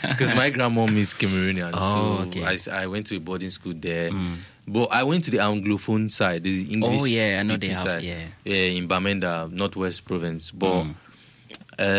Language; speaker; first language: English; non-native, local second language; Igbo